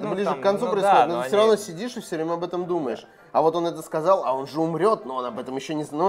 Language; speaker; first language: Russian; native; Russian